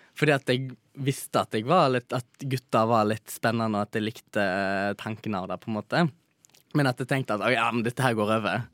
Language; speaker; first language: Norwegian; native; Norwegian